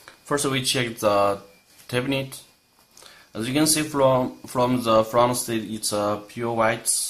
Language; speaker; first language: English; non-native, learner; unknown